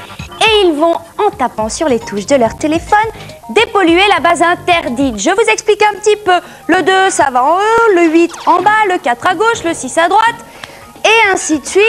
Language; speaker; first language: French; native; French